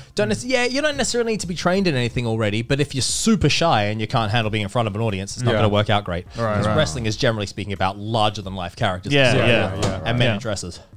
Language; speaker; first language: English; native; English